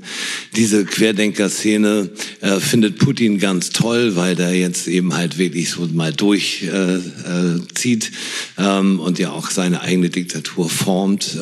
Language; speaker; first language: German; native; German